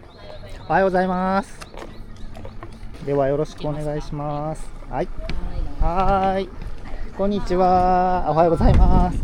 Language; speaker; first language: Japanese; native; Japanese